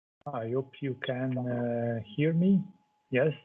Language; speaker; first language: English; non-native, fluent; Italian